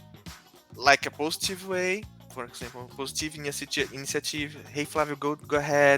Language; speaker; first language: English; non-native, learner; Portuguese